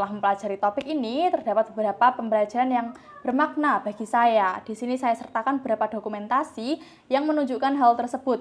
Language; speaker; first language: Indonesian; native; Indonesian